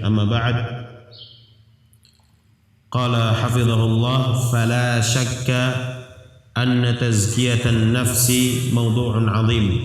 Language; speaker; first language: Arabic; non-native, fluent; Indonesian